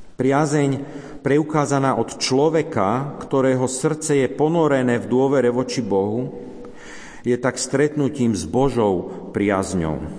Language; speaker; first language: Slovak; native; Slovak